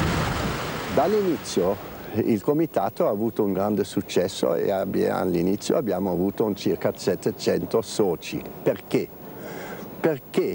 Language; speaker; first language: Italian; non-native, fluent; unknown